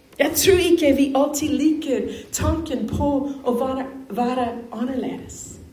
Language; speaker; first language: Norwegian; non-native, fluent; English